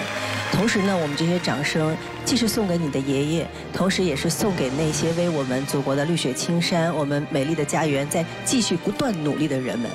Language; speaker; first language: Chinese; native; Chinese